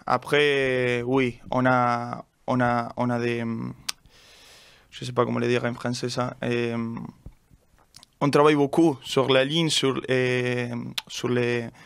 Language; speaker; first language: French; non-native, learner; Spanish